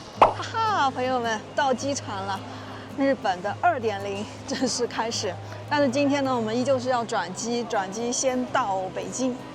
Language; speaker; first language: Chinese; native; Chinese